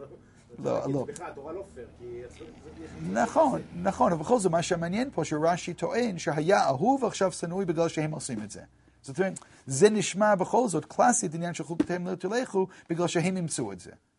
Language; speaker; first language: Hebrew; non-native, fluent; English